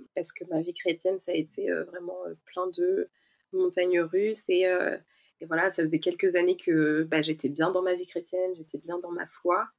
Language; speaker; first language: French; native; French